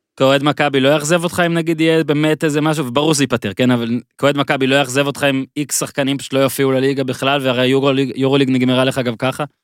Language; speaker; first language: Hebrew; native; Hebrew